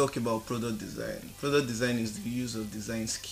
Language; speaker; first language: English; non-native, local second language; Yoruba